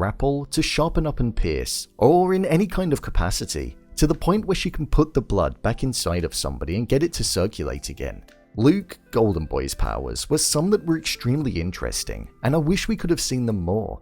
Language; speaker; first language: English; native; English